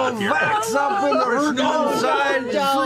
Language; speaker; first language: English; native; English